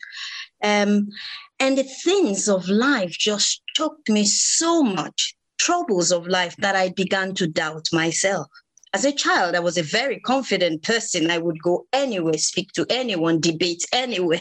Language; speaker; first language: English; non-native, local second language; Igbo